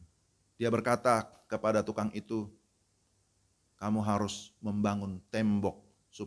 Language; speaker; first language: Indonesian; native; Indonesian